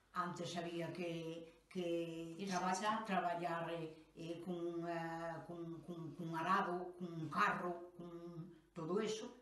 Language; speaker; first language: Galician; native; Galician